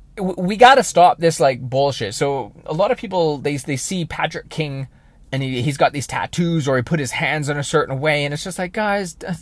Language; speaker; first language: English; native; English